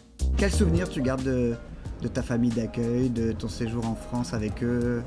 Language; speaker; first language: French; native; French